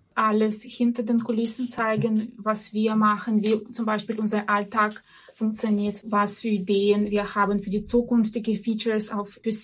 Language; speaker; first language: German; non-native, fluent; Russian